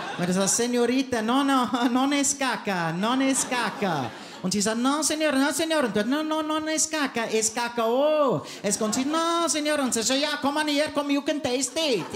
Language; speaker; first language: German; native; German